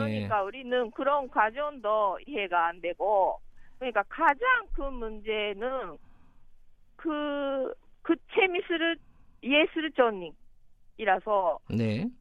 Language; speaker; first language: Korean; non-native, learner; Japanese